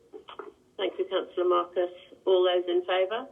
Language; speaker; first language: English; native; English